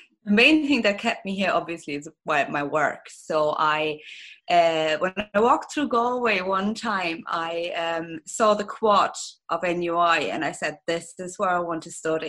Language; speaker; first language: English; non-native, fluent; German